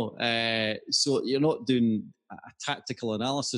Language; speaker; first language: English; native; English